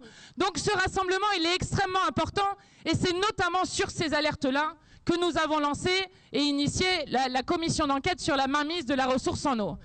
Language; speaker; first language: French; native; French